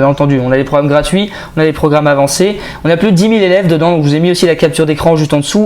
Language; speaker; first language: French; native; French